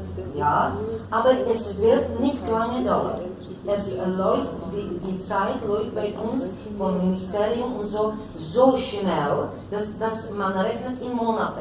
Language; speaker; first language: German; non-native, learner; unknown